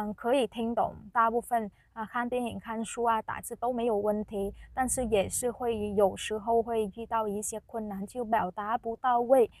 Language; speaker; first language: Chinese; non-native, fluent; Vietnamese